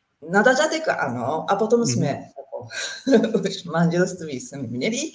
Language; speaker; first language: Czech; non-native, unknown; Japanese